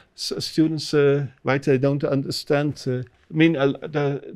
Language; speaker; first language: English; non-native, fluent; Dutch